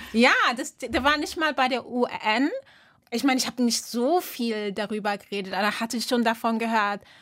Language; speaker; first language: German; early bilingual, other home language; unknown